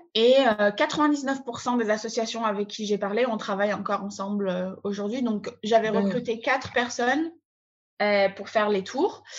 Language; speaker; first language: French; native; French